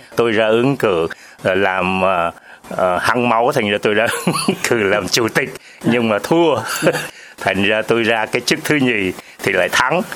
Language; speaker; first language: Vietnamese; native; Vietnamese